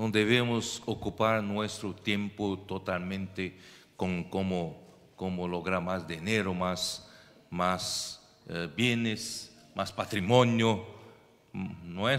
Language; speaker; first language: Spanish; non-native, fluent; Portuguese